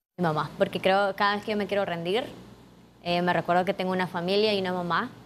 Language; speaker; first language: Spanish; native; Spanish